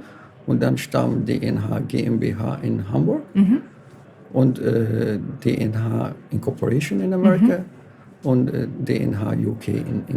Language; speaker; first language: German; non-native, fluent; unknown